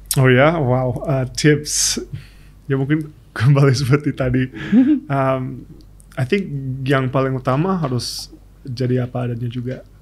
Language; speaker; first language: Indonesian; early bilingual, other home language; English